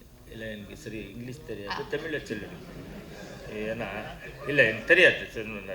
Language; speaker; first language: Tamil; non-native, learner; Kannada